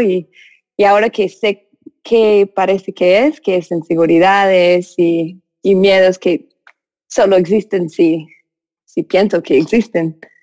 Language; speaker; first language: Spanish; non-native, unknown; English